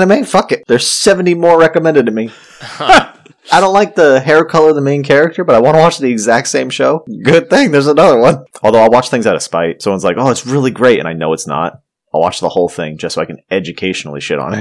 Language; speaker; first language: English; native; English